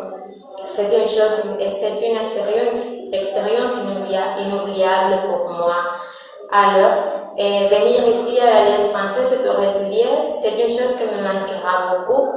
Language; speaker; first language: French; non-native, fluent; Spanish